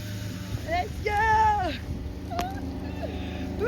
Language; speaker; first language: English; non-native, learner; French